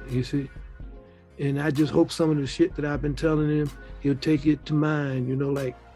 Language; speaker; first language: English; native; English